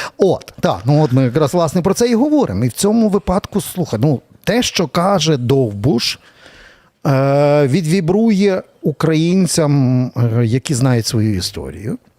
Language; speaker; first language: Ukrainian; native; Ukrainian